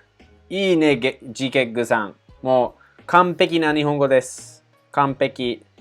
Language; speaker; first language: Japanese; non-native, fluent; English